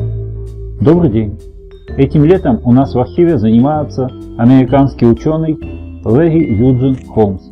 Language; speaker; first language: Russian; native; Russian